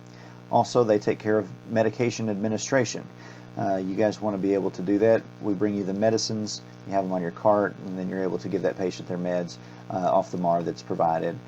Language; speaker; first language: English; native; English